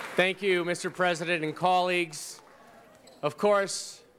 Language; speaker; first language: English; early bilingual, other home language; Italian